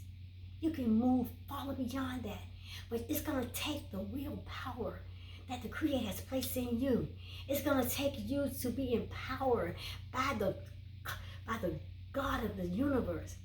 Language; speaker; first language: English; native; English